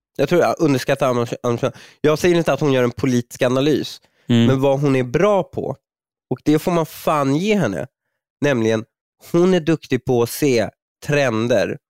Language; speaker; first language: Swedish; early bilingual, other home language; Persian